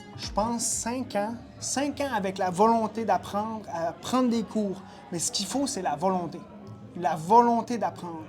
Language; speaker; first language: French; native; French